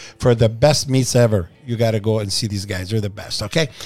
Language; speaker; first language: English; early bilingual, other home language; Italian